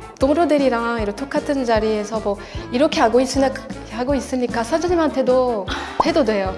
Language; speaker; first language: Korean; non-native, learner; French